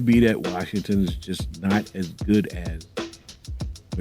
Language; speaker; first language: English; native; English